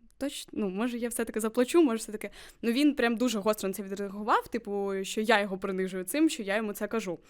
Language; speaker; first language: Ukrainian; native; Ukrainian